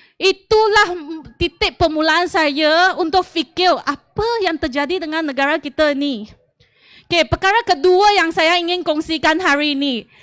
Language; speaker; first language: Malay; non-native, local second language; Chinese